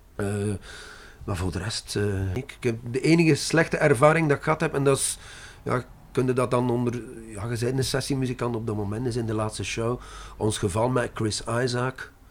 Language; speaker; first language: Dutch; non-native, local second language; French